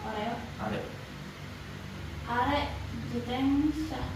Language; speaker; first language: Japanese; non-native, learner; Indonesian